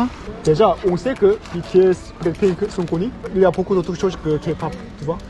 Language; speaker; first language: French; non-native, learner; Korean